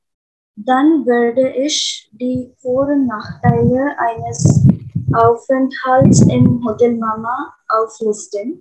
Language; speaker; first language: German; non-native, learner; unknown